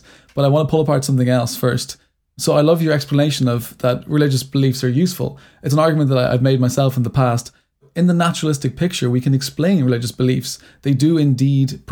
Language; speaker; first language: English; native; English